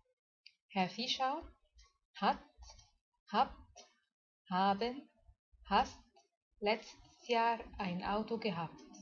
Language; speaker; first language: German; non-native, fluent; Arabic